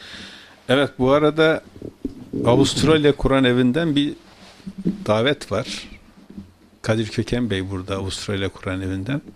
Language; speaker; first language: Turkish; native; Turkish